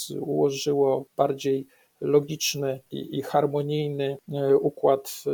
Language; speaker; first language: Polish; native; Polish